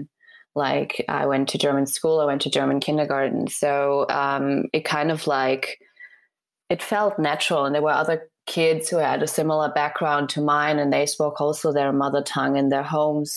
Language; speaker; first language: English; non-native, fluent; Serbian